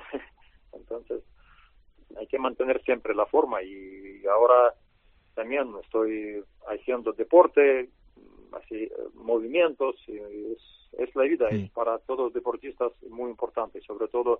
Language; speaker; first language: Spanish; non-native, learner; Russian